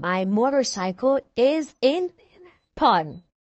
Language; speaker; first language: English; non-native, fluent; Haitian Creole